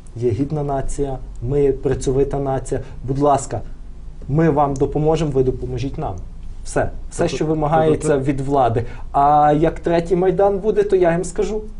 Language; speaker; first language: Ukrainian; native; Ukrainian